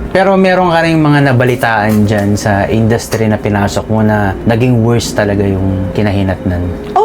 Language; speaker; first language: Filipino; native; Filipino